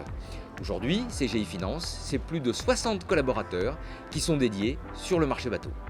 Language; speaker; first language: French; native; French